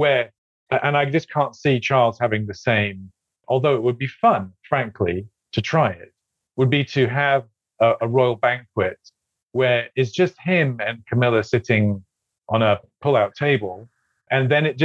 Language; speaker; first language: English; native; English